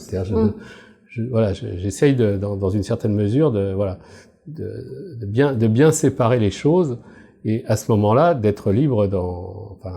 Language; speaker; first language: French; native; French